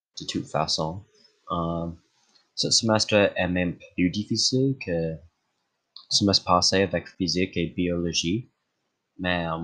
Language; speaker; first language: French; non-native, local second language; English